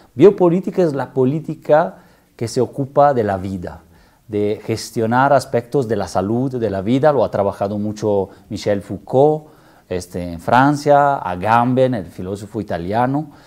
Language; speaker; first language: Spanish; non-native, fluent; Italian